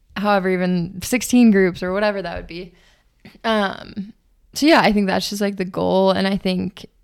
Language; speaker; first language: English; native; English